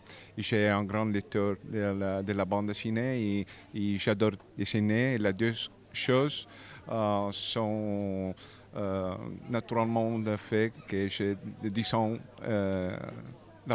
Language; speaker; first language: French; non-native, learner; Italian